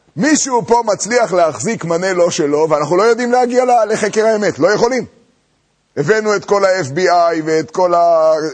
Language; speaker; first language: Hebrew; native; Hebrew